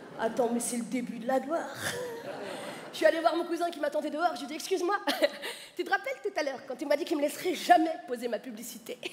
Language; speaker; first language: French; native; French